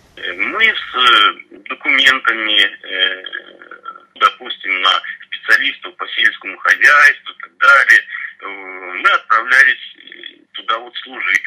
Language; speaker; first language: Russian; native; Russian